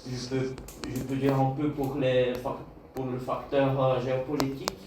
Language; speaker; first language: French; non-native, learner; Bulgarian